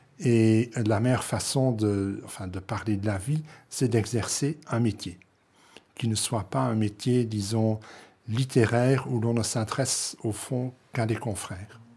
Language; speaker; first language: French; non-native, local second language; Dutch